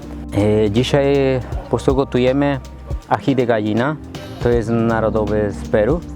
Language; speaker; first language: Polish; non-native, learner; Spanish